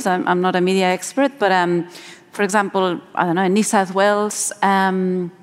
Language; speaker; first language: English; non-native, fluent; Spanish